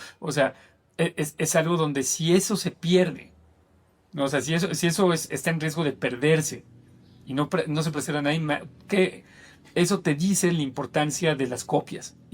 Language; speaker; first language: Spanish; native; Spanish